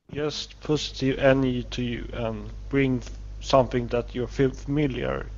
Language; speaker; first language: English; non-native, learner; Swedish